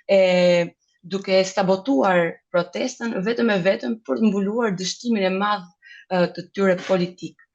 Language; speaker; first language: Albanian; native; Albanian